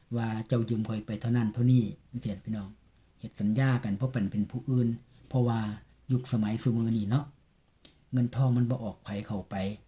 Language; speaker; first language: Thai; native; Thai